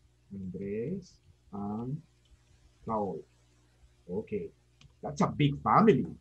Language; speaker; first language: English; non-native, fluent; Spanish